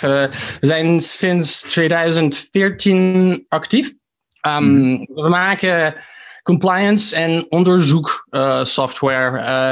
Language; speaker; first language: Dutch; early bilingual, heritage; Dutch